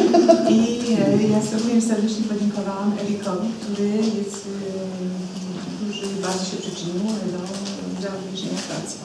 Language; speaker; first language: Polish; early bilingual, heritage; Polish